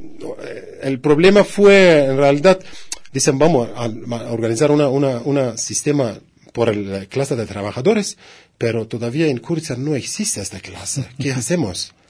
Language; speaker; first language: Spanish; non-native, learner; Kurdish